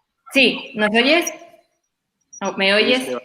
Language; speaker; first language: Spanish; native; Spanish